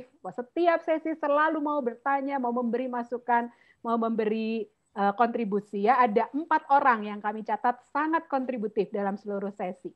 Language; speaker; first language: Indonesian; native; Indonesian